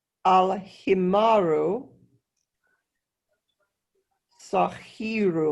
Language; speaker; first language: Arabic; non-native, learner; English